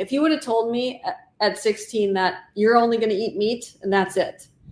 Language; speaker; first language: English; native; English